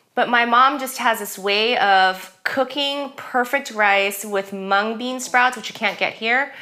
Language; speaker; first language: English; early bilingual, other home language; German